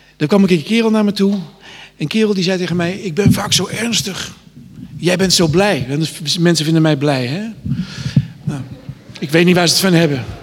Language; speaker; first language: Dutch; native; Dutch